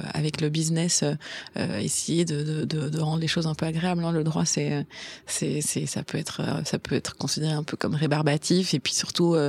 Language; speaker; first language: French; native; French